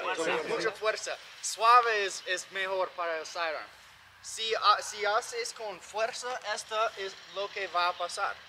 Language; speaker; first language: Spanish; non-native, learner; English